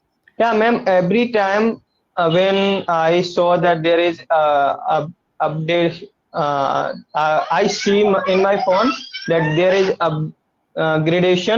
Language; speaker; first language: English; non-native, learner; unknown